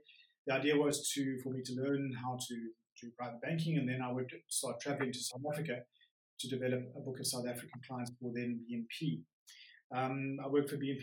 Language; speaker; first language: English; native; English